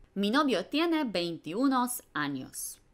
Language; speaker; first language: Spanish; non-native, fluent; Polish